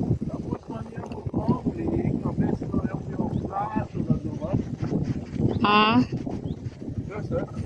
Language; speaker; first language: German; native; German